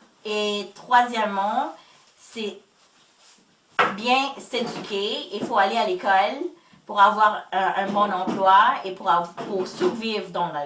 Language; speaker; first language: French; early bilingual, other home language; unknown